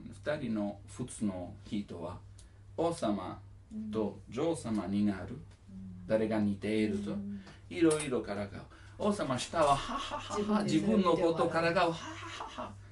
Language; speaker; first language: Japanese; non-native, learner; Italian